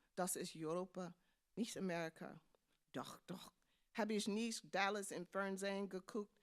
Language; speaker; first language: German; non-native, learner; English